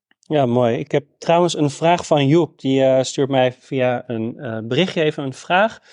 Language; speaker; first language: Dutch; native; Dutch